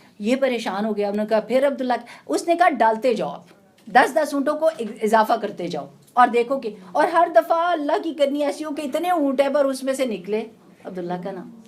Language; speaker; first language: Urdu; native; Urdu